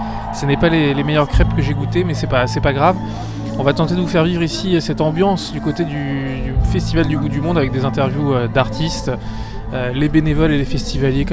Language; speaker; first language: French; native; French